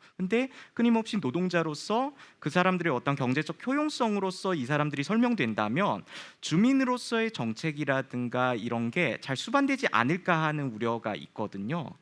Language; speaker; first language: Korean; native; Korean